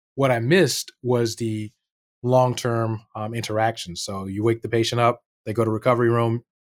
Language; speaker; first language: English; native; English